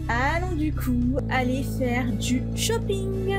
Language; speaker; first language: French; native; French